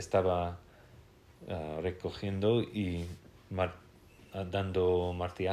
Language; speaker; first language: Spanish; non-native, fluent; English